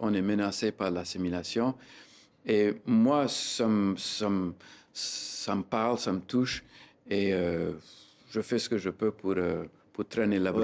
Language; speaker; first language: French; native; French